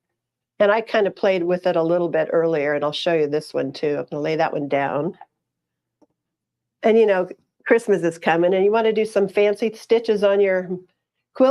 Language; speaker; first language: English; native; English